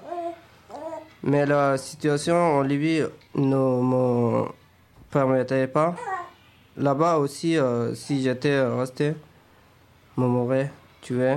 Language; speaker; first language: French; non-native, learner; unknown